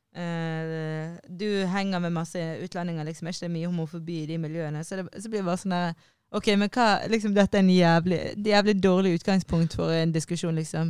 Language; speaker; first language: Norwegian; early bilingual, other home language; Somali